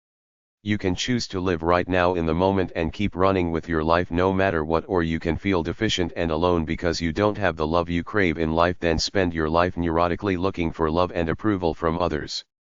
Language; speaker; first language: English; native; English